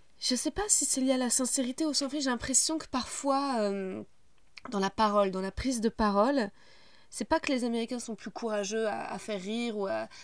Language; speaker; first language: French; native; French